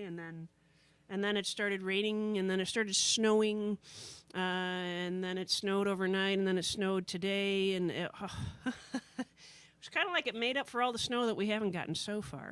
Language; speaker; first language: English; native; English